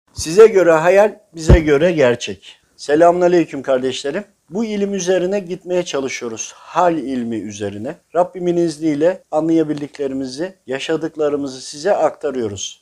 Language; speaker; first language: Turkish; native; Turkish